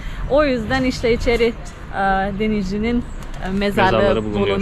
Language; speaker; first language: Turkish; non-native, fluent; Slovenian